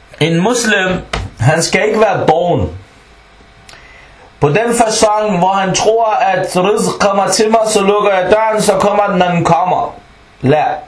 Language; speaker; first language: Danish; non-native, fluent; Arabic